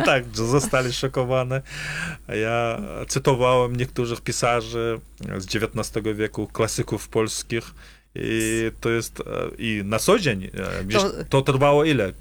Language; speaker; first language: Polish; non-native, fluent; Kazakh